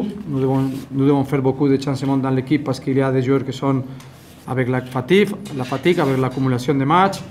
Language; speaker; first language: French; non-native, fluent; Spanish